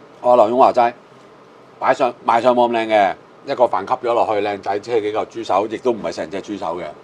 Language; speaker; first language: Cantonese; native; Cantonese